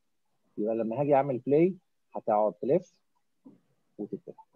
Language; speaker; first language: Arabic; native; Arabic